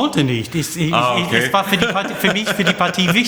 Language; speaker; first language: German; non-native, fluent; English